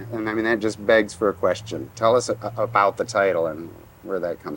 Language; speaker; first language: English; native; English